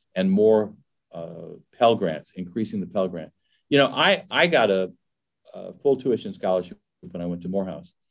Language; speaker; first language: English; native; English